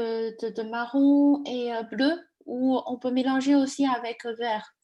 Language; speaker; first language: French; non-native, fluent; Chinese